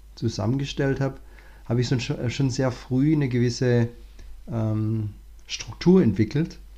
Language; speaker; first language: German; native; German